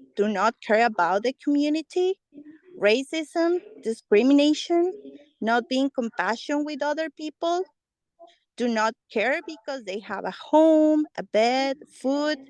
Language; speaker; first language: English; non-native, fluent; Spanish